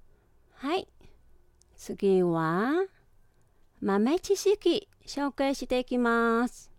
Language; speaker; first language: Japanese; non-native, fluent; Chinese